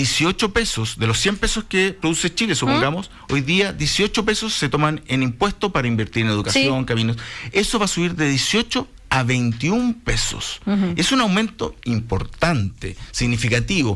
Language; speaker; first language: Spanish; native; Spanish